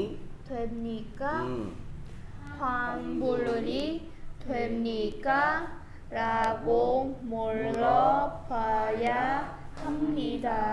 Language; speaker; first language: Korean; non-native, learner; Vietnamese